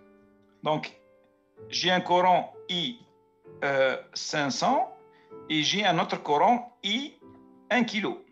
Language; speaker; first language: French; native; French